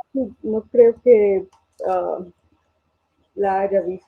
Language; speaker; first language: Spanish; non-native, fluent; English